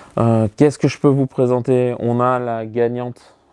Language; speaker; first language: French; native; French